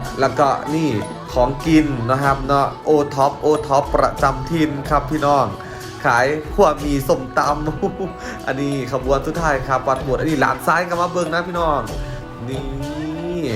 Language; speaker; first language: Thai; non-native, local second language; Lao